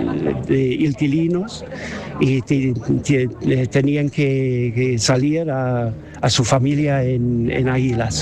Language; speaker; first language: Spanish; non-native, fluent; English